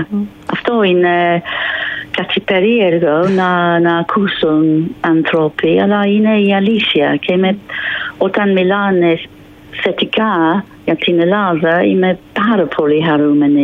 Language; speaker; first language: Greek; non-native, fluent; English